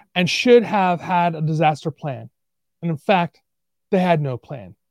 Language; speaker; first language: English; native; English